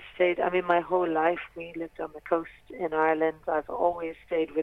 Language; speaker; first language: English; native; English